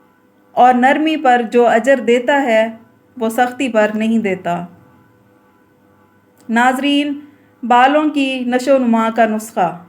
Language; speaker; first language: Urdu; native; Urdu